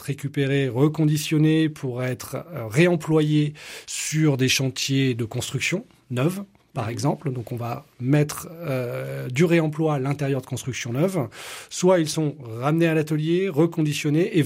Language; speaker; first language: French; native; French